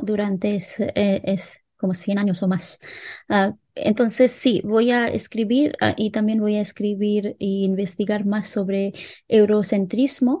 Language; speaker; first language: Spanish; non-native, local second language; Hindi